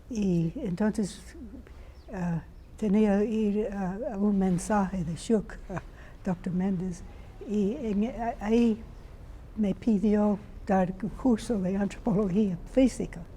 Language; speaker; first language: Spanish; non-native, fluent; English